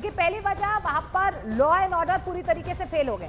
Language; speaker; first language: Hindi; native; Hindi